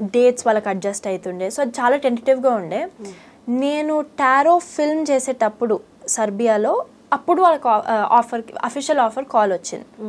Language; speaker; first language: Telugu; early bilingual, heritage; Telugu